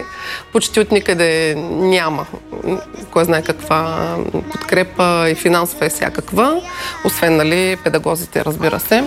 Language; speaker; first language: Bulgarian; native; Bulgarian